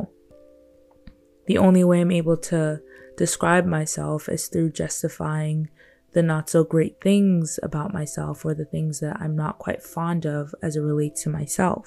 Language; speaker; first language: English; non-native, local second language; Yoruba